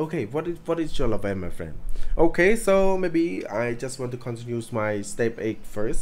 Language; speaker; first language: English; non-native, learner; Khmer